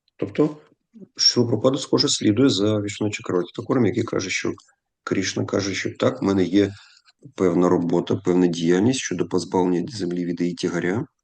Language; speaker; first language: Ukrainian; non-native, local second language; Russian